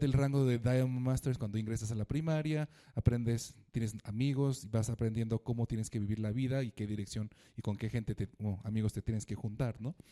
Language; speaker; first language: Spanish; native; Spanish